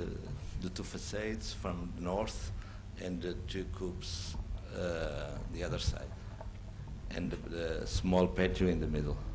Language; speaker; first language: English; non-native, learner; Portuguese